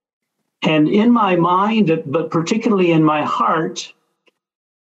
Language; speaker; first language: English; native; English